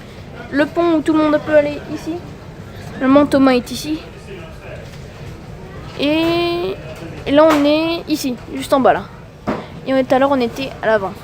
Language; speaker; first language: French; native; French